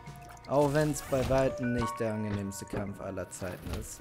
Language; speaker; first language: German; native; German